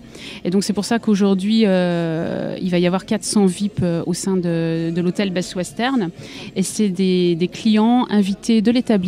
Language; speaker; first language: French; native; French